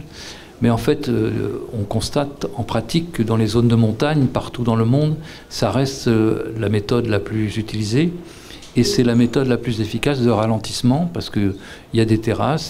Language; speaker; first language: French; native; French